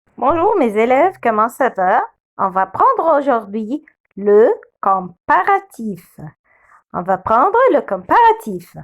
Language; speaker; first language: French; non-native, fluent; Arabic